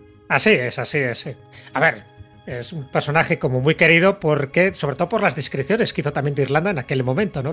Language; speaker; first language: Spanish; native; Spanish